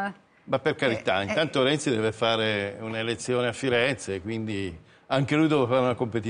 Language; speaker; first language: Italian; native; Italian